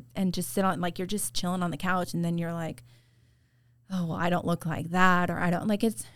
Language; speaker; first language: English; native; English